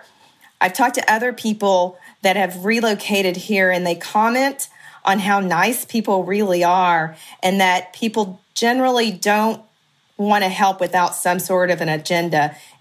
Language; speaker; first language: English; native; English